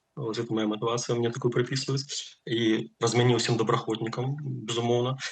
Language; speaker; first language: Belarusian; non-native, local second language; Russian